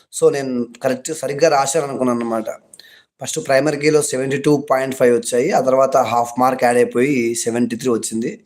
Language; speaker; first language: Telugu; native; Telugu